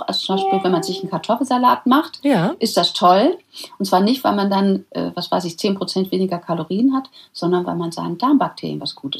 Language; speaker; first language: German; native; German